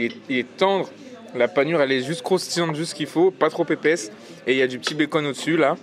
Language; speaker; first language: French; native; French